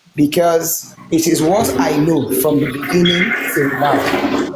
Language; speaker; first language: English; non-native, local second language; Yoruba